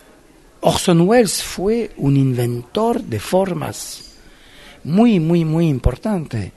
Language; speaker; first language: Spanish; non-native, fluent; French